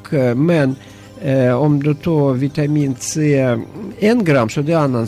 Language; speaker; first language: Swedish; non-native, learner; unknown